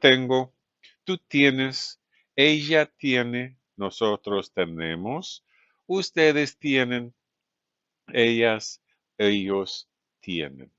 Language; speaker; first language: Spanish; non-native, fluent; English